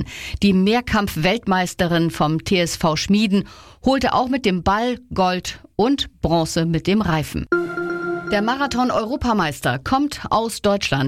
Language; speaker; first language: German; native; German